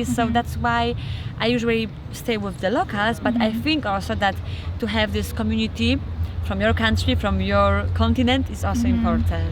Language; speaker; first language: English; non-native, fluent; Polish